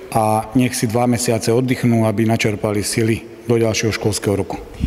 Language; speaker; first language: Slovak; native; Slovak